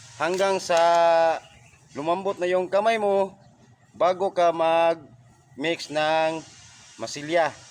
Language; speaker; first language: Filipino; non-native, local second language; Cebuano